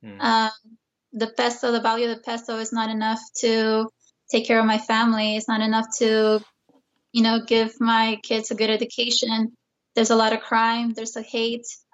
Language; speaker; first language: English; early bilingual, other home language; Spanish